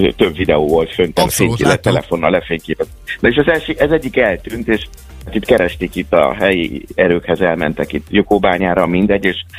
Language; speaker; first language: Hungarian; native; Hungarian